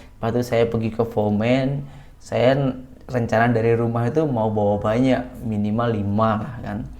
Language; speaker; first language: Indonesian; native; Indonesian